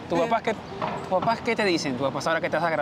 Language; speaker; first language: Spanish; native; Spanish